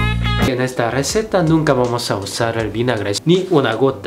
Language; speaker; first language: Spanish; non-native, fluent; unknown